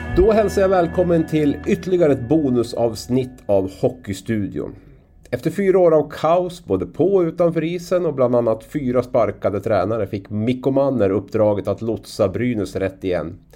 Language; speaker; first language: Swedish; native; Swedish